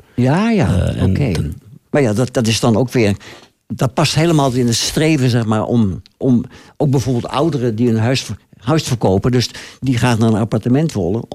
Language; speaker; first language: Dutch; native; Dutch